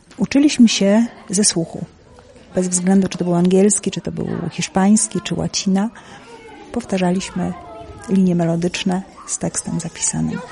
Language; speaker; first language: Polish; native; Polish